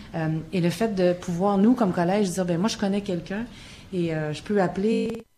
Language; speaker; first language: French; native; French